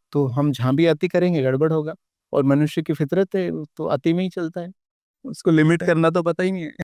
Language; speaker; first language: Hindi; native; Hindi